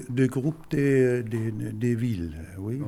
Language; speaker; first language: French; non-native, fluent; German